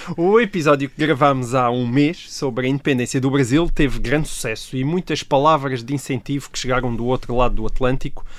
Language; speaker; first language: Portuguese; native; Portuguese